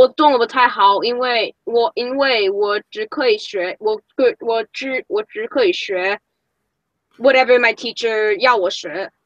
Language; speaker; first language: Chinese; non-native, learner; English